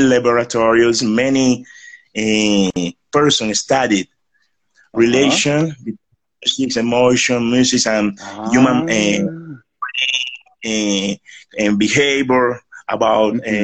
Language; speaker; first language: English; non-native, learner; Spanish